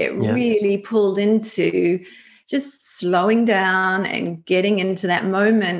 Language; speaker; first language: English; native; English